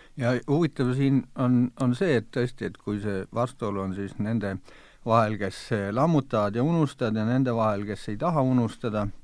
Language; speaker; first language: Estonian; native; Estonian